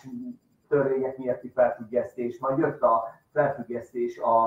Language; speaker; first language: Hungarian; native; Hungarian